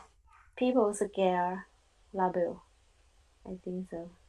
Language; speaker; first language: English; non-native, learner; Thai